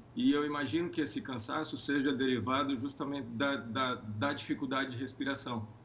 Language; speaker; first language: Portuguese; native; Portuguese